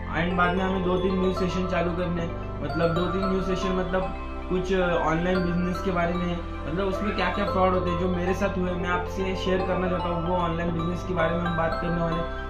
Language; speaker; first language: Hindi; non-native, local second language; Marathi